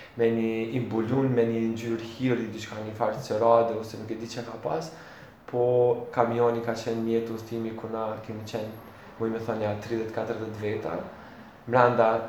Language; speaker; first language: Albanian; native; Albanian